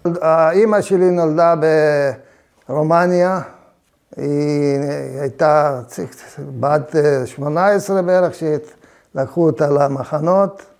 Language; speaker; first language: Hebrew; early bilingual, other home language; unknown